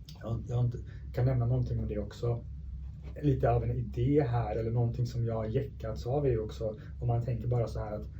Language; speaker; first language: Swedish; early bilingual, other home language; Persian